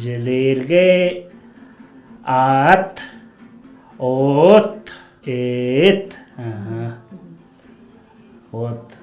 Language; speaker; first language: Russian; non-native, local second language; Tuvinian